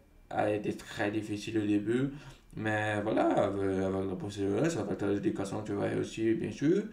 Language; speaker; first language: French; non-native, fluent; Portuguese